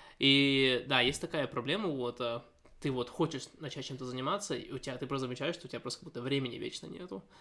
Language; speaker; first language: Russian; early bilingual, heritage; Russian